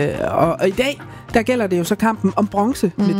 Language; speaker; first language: Danish; native; Danish